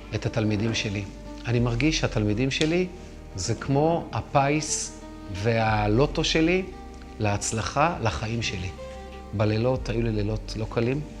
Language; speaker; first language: Hebrew; native; Hebrew